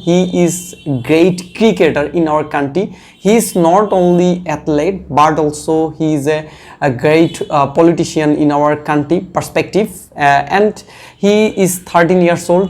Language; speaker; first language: English; non-native, learner; Bangla